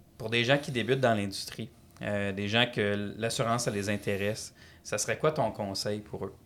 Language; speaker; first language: French; native; French